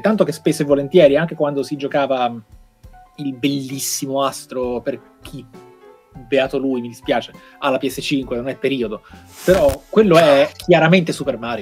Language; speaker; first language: Italian; native; Italian